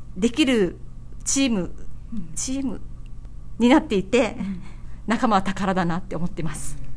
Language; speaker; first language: Japanese; native; Japanese